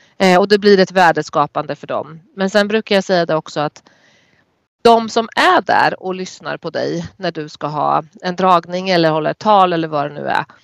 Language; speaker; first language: Swedish; native; Swedish